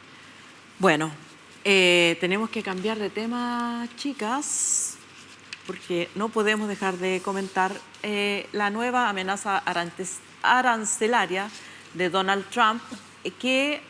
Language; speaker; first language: Spanish; native; Spanish